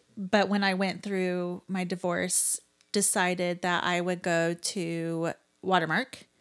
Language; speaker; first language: English; native; English